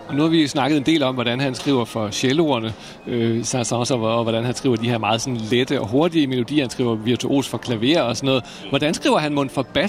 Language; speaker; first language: Danish; native; Danish